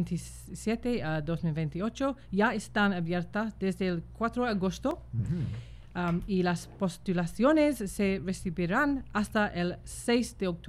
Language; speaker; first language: Spanish; non-native, fluent; English